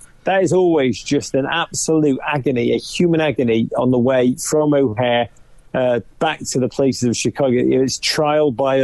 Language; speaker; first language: English; native; English